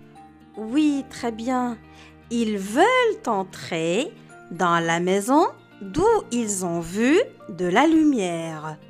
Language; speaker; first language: French; non-native, local second language; Arabic